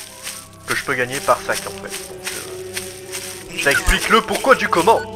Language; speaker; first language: French; native; French